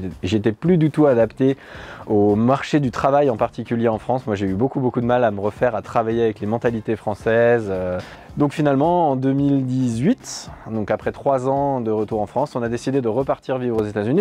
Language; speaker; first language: French; native; French